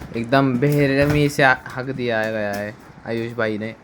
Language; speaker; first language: Hindi; non-native, local second language; Marathi